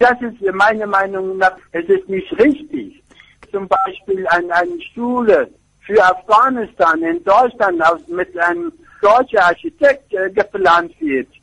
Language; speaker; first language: German; non-native, fluent; Persian